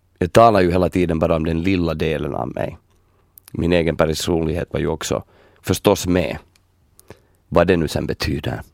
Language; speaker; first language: Swedish; native; Swedish